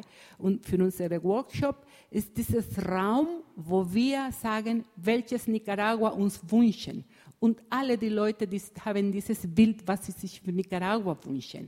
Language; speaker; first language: German; non-native, fluent; Spanish